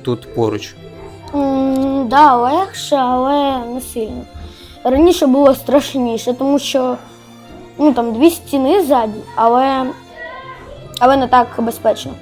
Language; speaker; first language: Ukrainian; non-native, local second language; Russian